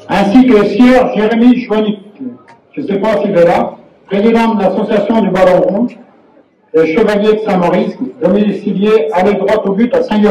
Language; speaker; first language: French; native; French